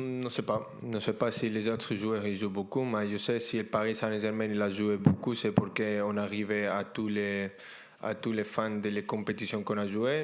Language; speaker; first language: French; non-native, fluent; Spanish